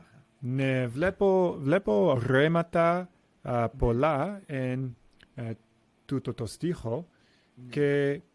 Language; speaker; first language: Greek; non-native, learner; English